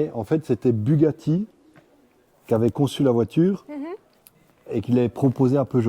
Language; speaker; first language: French; native; French